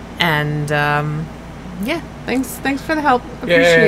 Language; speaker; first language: English; native; English